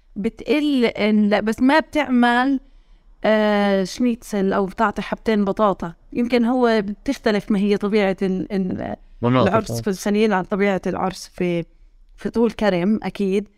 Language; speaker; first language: Arabic; native; Arabic